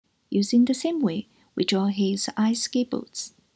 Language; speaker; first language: English; non-native, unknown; Chinese